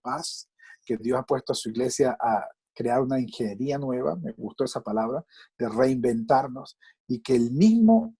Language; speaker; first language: Spanish; native; Spanish